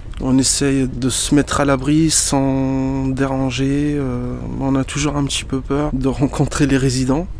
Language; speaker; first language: French; early bilingual, other home language; Arabic